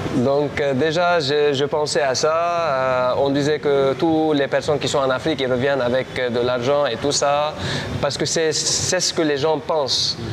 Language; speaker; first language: French; non-native, local second language; Armenian